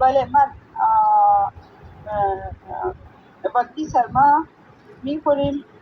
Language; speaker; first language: Persian; non-native, learner; Urdu